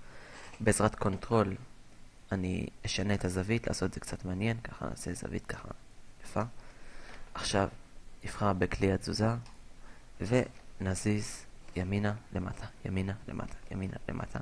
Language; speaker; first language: Hebrew; native; Hebrew